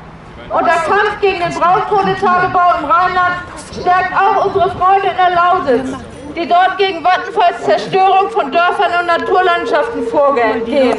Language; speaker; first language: German; native; German